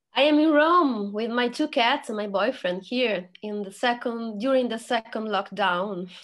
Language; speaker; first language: English; non-native, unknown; Italian